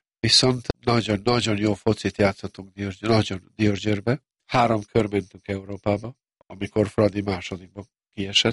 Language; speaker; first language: Hungarian; non-native, local second language; Serbian